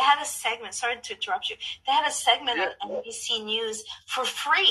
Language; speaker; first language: English; native; English